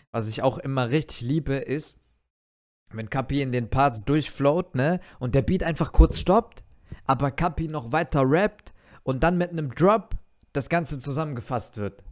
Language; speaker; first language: German; early bilingual, other home language; Turkish